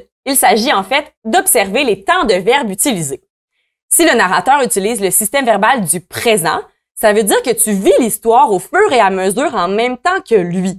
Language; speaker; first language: French; native; French